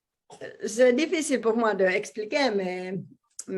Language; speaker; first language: French; non-native, fluent; Portuguese